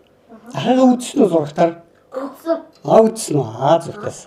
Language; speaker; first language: Mongolian; native; Mongolian